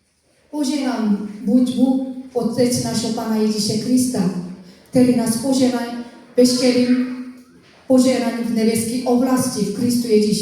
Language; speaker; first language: Czech; non-native, fluent; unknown